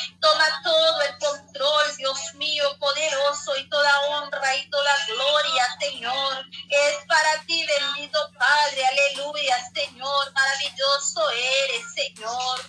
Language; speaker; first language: Spanish; native; Spanish